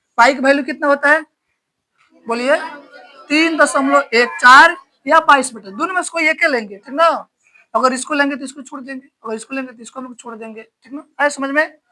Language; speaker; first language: Hindi; native; Hindi